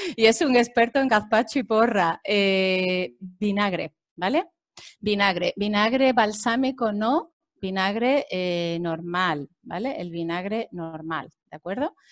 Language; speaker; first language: Spanish; native; Spanish